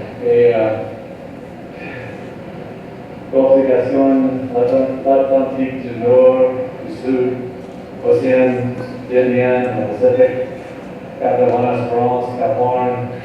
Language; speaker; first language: French; non-native, learner; English